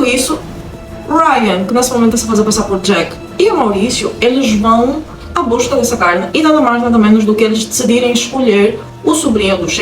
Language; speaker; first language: Portuguese; native; Portuguese